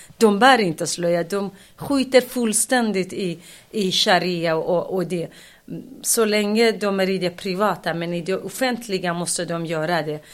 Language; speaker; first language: Swedish; non-native, fluent; Kurdish